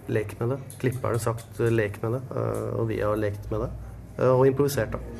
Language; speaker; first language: Norwegian; native; Norwegian